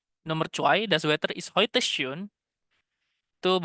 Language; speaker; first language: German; non-native, fluent; Indonesian